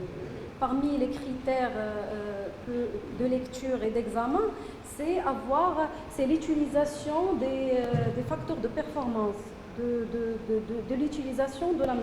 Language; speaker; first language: French; non-native, local second language; Arabic